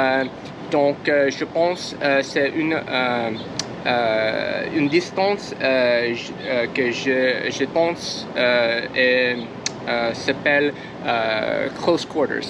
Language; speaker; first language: French; non-native, learner; English